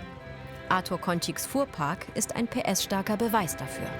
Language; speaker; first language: German; native; German